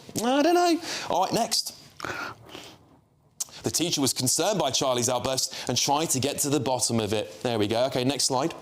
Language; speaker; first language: English; native; English